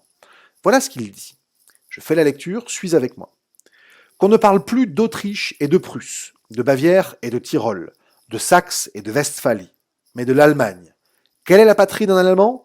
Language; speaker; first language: French; native; French